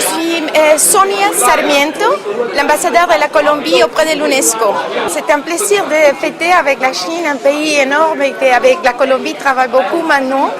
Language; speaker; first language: French; non-native, fluent; Spanish